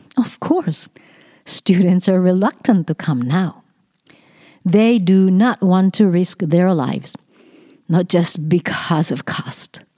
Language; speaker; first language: English; non-native, fluent; Japanese